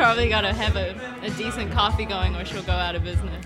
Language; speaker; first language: English; native; English